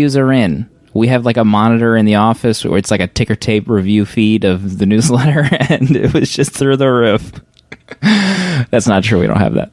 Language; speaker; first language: English; native; English